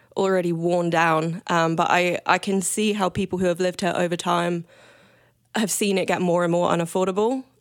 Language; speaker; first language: English; native; English